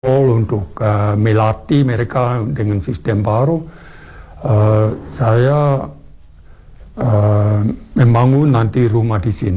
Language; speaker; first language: Indonesian; non-native, fluent; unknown